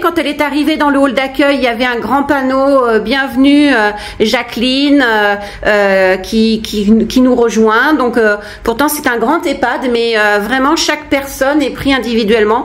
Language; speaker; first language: French; native; French